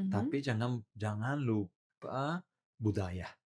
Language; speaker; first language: Indonesian; non-native, learner; Italian